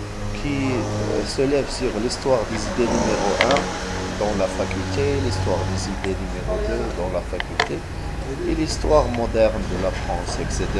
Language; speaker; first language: French; non-native, local second language; Arabic